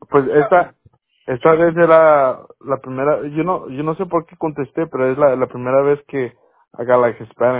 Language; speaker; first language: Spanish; early bilingual, heritage; Spanish